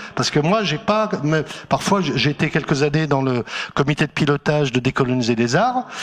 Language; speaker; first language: French; native; French